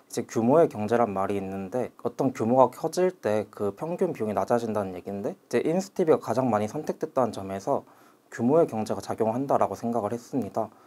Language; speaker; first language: Korean; native; Korean